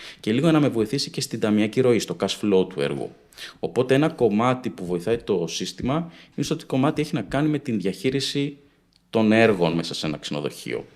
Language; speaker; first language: Greek; native; Greek